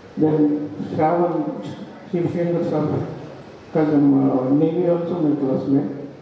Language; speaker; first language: English; non-native, local second language; Telugu